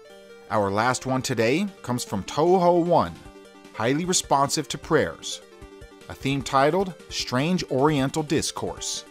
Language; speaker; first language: English; native; English